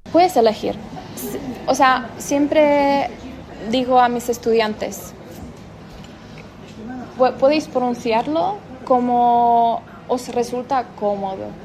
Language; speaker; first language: Spanish; non-native, fluent; Czech